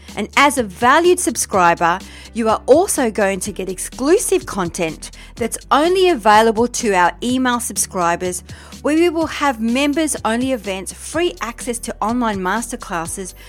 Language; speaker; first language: English; early bilingual, other home language; French